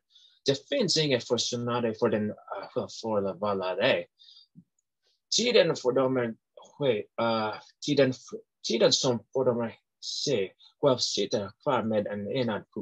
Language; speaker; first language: Swedish; non-native, learner; English